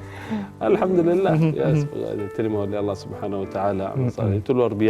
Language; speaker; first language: Indonesian; non-native, fluent; Arabic